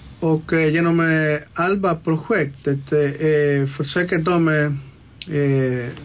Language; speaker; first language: Swedish; non-native, local second language; Spanish